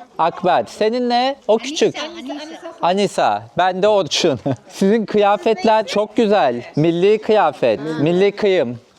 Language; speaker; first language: Turkish; native; Turkish